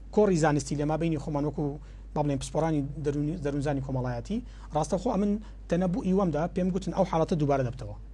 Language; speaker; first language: Central Kurdish; native; Central Kurdish